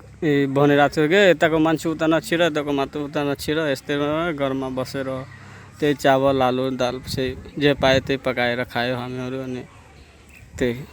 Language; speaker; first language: Nepali; non-native, local second language; Bhojpuri